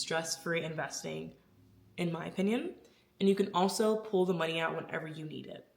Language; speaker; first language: English; native; English